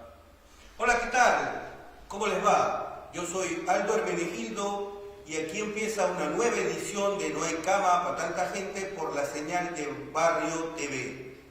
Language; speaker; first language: Spanish; native; Spanish